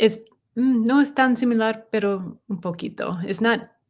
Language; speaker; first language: Spanish; non-native, learner; English